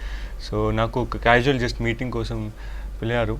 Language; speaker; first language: Telugu; non-native, fluent; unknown